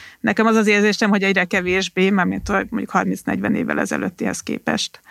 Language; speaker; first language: Hungarian; early bilingual, heritage; Hungarian